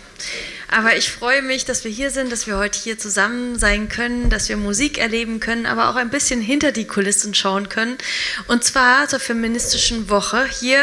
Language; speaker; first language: German; native; German